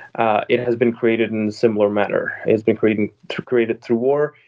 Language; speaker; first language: English; non-native, fluent; Ukrainian